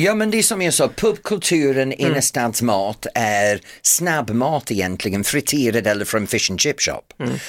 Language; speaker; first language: Swedish; non-native, fluent; English